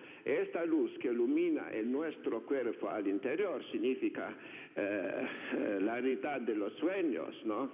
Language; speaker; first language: Spanish; non-native, fluent; Slovenian